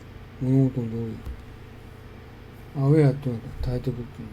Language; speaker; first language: Japanese; native; Japanese